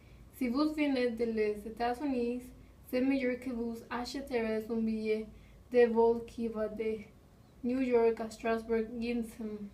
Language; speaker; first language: French; non-native, learner; English